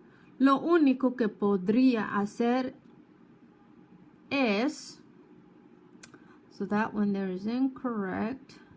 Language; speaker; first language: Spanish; non-native, fluent; English